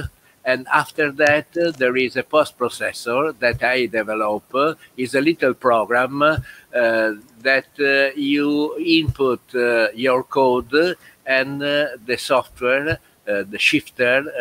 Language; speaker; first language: English; non-native, learner; Italian